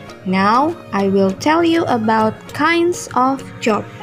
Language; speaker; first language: English; non-native, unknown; Indonesian